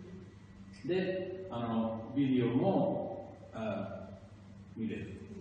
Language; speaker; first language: Japanese; non-native, fluent; English